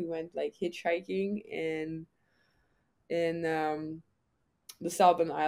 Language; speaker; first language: English; non-native, fluent; German